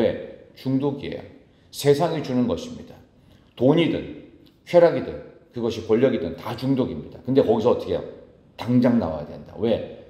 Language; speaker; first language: Korean; native; Korean